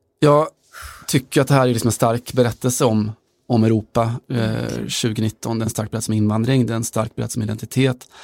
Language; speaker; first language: Swedish; native; Swedish